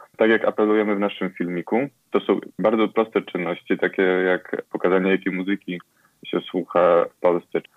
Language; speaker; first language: Polish; early bilingual, other home language; Ukrainian